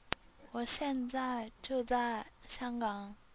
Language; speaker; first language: Chinese; non-native, learner; Japanese